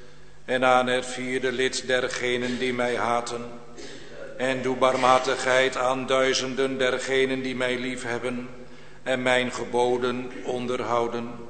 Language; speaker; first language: Dutch; native; Dutch